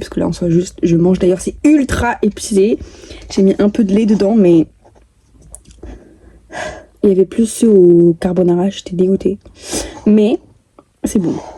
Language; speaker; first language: French; native; French